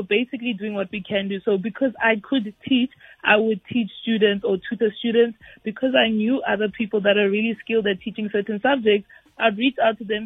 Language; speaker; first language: English; non-native, local second language; Venda